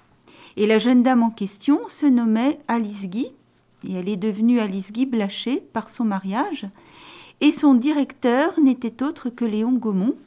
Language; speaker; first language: French; native; French